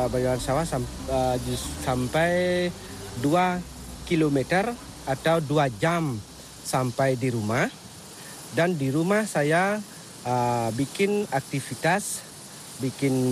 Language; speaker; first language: Indonesian; non-native, local second language; Balinese